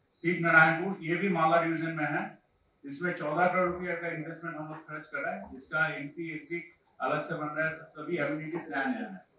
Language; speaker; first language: Hindi; native; Hindi